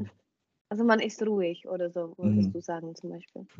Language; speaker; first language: German; non-native, fluent; Czech